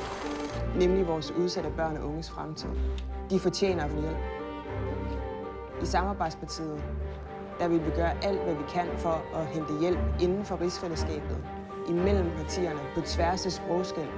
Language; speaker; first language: Danish; native; Danish